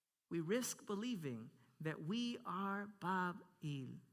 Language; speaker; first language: English; early bilingual, other home language; Spanish